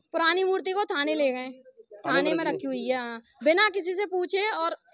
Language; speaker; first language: Hindi; native; Hindi